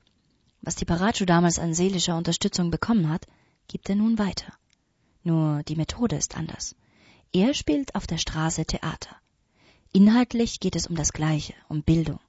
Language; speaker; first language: German; native; German